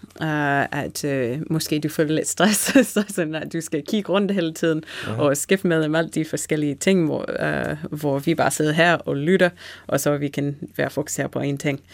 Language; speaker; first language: Danish; non-native, fluent; English